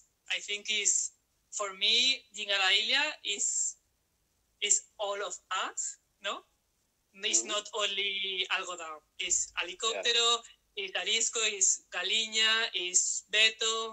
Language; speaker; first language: English; non-native, learner; Spanish